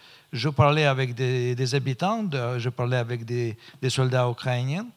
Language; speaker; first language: French; non-native, fluent; Russian